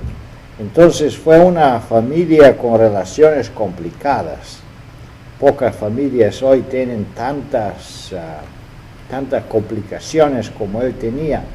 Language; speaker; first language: Spanish; non-native, fluent; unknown